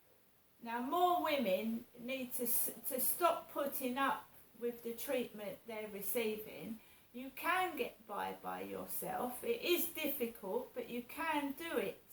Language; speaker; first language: English; native; English